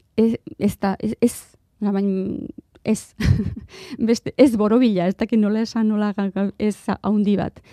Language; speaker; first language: Basque; non-native, local second language; Spanish